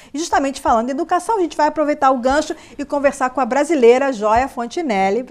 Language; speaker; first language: Portuguese; native; Portuguese